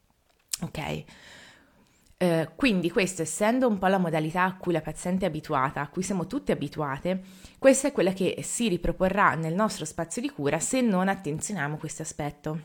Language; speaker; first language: Italian; native; Italian